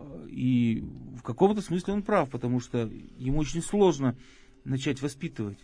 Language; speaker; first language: Russian; native; Russian